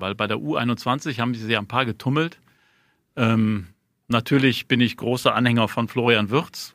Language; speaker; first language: German; native; German